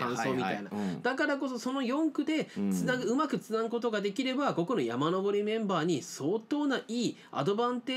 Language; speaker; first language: Japanese; native; Japanese